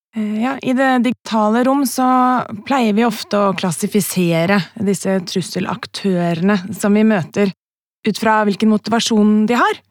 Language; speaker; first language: Norwegian; native; Norwegian